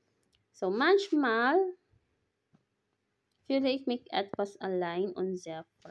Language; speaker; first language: German; non-native, fluent; Filipino